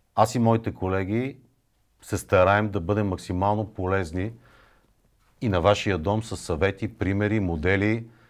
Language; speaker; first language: Bulgarian; native; Bulgarian